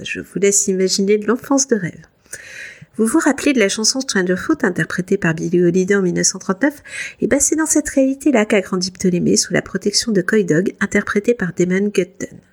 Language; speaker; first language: French; native; French